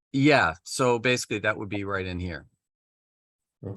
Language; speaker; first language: English; native; English